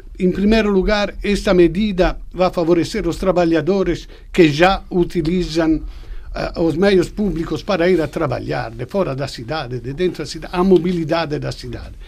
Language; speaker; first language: Portuguese; non-native, fluent; Italian